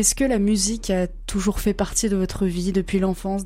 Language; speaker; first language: French; native; French